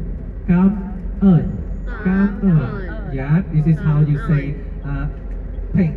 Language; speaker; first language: English; non-native, fluent; Vietnamese